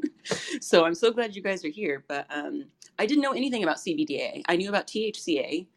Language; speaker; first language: English; native; English